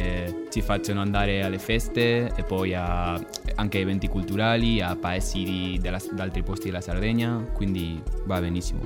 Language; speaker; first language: Italian; non-native, fluent; Spanish